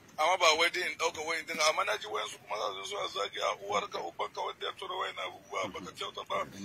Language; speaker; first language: Hausa; non-native, local second language; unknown